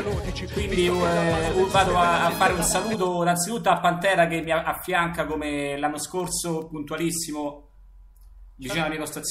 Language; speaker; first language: Italian; native; Italian